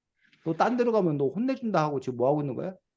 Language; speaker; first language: Korean; native; Korean